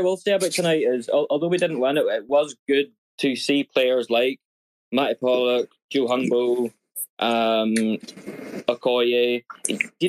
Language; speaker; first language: English; native; English